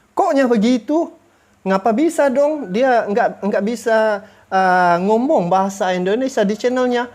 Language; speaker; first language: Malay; native; Malay